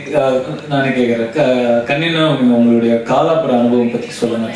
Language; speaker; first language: Tamil; native; Tamil